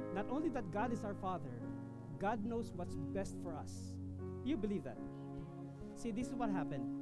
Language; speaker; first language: English; non-native, local second language; Filipino